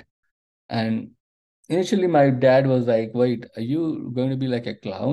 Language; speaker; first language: English; non-native, local second language; Telugu